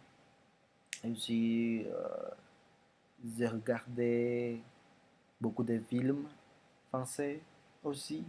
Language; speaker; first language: French; non-native, learner; Indonesian